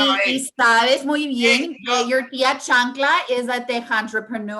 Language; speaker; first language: Spanish; early bilingual, heritage; English